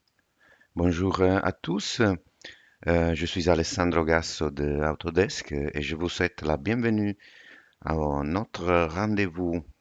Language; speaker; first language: French; non-native, fluent; Italian